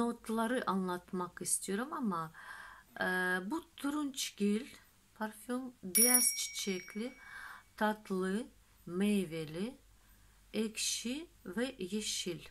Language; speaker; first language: Turkish; non-native, fluent; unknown